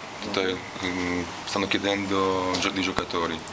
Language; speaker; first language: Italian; non-native, fluent; Polish